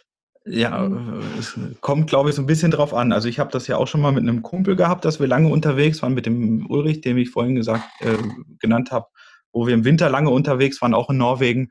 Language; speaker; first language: German; native; German